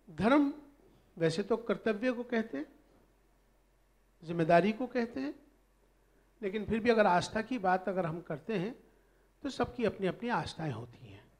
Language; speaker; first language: Hindi; native; Hindi